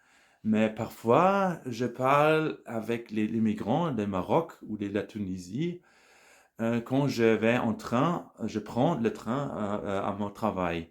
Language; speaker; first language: French; non-native, learner; German